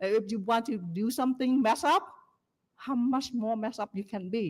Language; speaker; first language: English; non-native, learner; Vietnamese